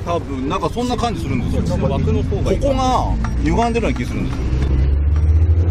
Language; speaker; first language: Japanese; native; Japanese